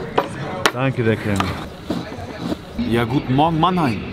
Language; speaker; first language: German; native; German